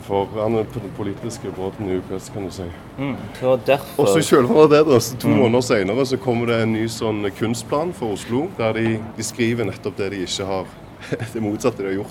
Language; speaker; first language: Norwegian; native; Norwegian